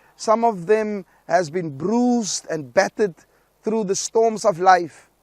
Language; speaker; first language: English; non-native, local second language; Afrikaans